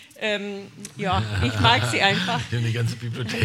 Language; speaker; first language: German; non-native, fluent; English